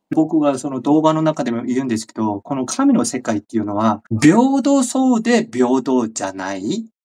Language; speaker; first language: Japanese; non-native, fluent; Korean